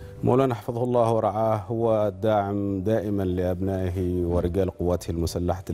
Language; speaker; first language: Arabic; native; Arabic